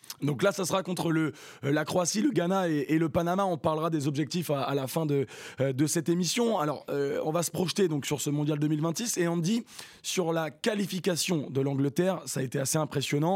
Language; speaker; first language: French; native; French